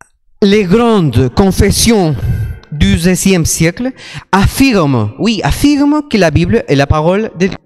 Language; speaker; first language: French; non-native, fluent; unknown